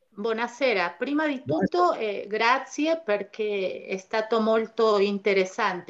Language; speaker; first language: Italian; non-native, fluent; Spanish